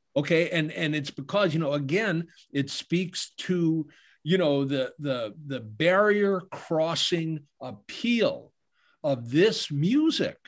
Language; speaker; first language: English; native; English